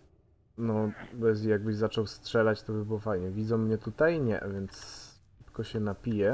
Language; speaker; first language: Polish; native; Polish